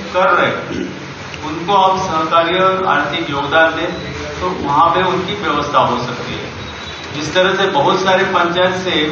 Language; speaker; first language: Hindi; non-native, local second language; Konkani